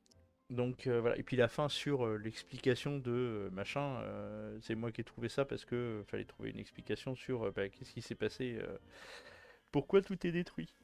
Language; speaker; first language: French; native; French